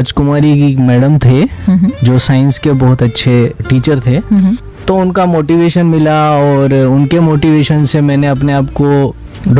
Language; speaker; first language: Hindi; native; Hindi